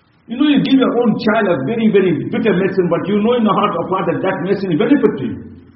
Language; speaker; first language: English; native; English